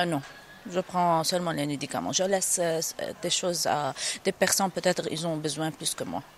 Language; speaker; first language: French; non-native, local second language; Arabic